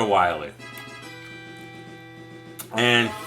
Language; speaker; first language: English; native; English